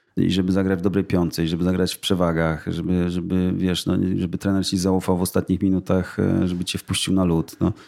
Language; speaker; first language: Polish; native; Polish